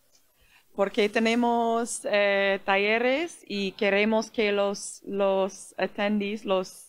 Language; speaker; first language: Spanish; non-native, learner; English